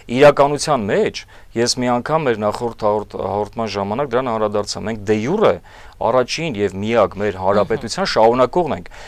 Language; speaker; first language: Armenian; native; Armenian